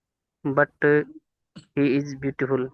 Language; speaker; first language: English; non-native, learner; Hindi